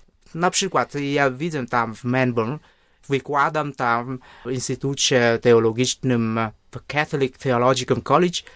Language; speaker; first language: Polish; non-native, fluent; Vietnamese